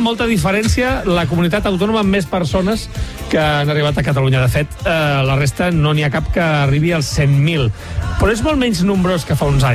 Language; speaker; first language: Catalan; native; Catalan